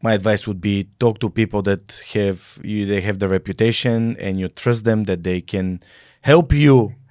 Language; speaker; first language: English; non-native, fluent; Bulgarian